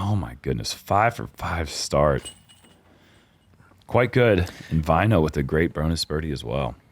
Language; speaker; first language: English; native; English